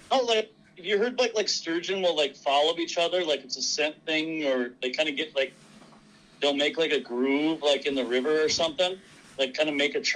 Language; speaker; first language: English; native; English